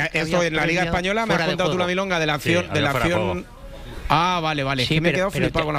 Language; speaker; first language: Spanish; native; Spanish